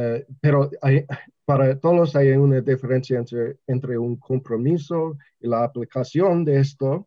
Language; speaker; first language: Spanish; non-native, learner; English